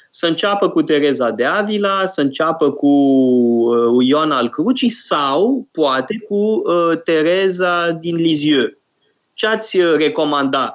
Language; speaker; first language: Romanian; native; Romanian